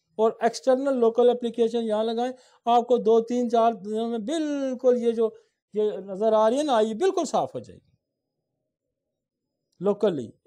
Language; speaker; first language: Urdu; non-native, local second language; Saraiki